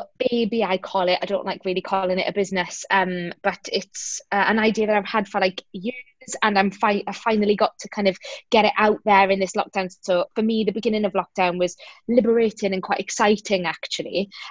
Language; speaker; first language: English; native; English